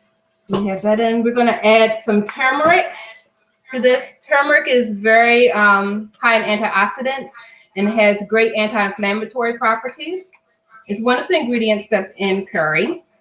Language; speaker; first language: English; native; English